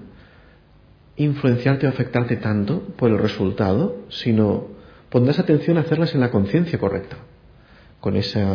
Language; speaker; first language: Spanish; native; Spanish